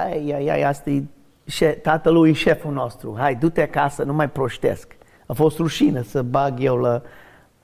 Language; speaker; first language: Romanian; non-native, learner; English